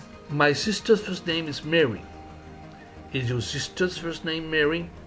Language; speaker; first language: English; non-native, fluent; Spanish